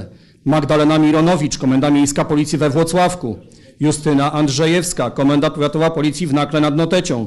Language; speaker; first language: Polish; native; Polish